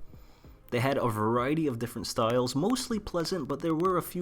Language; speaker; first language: English; native; English